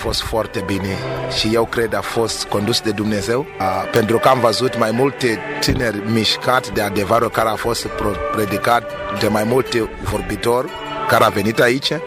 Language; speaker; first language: Romanian; non-native, learner; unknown